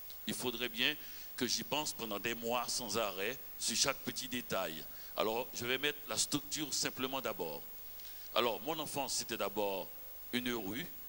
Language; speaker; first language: French; non-native, local second language; Haitian Creole